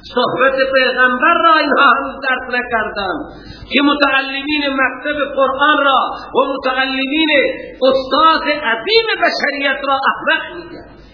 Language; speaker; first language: Persian; non-native, local second language; Baluchi